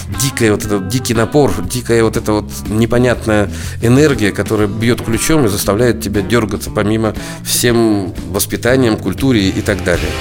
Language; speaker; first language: Russian; native; Russian